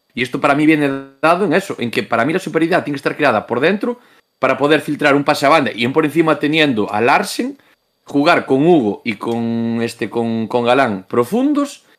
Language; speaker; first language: Spanish; native; Spanish